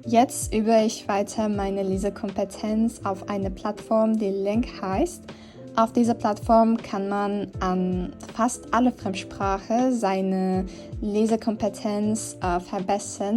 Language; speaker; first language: German; non-native, fluent; Turkish